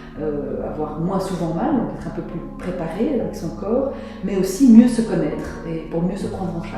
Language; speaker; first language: French; native; French